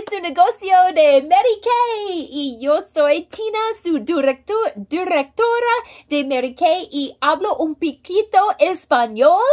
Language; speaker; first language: Spanish; non-native, learner; English